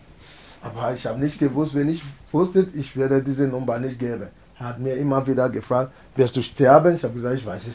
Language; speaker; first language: German; non-native, learner; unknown